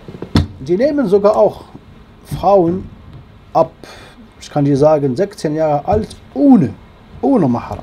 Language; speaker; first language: German; non-native, learner; Arabic